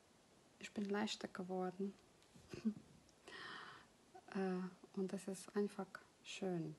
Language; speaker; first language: German; non-native, fluent; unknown